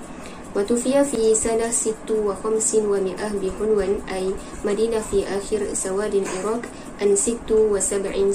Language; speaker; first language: Arabic; non-native, learner; Malay